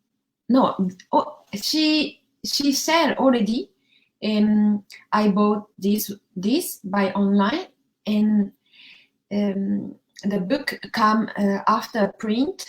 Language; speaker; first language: English; non-native, learner; Japanese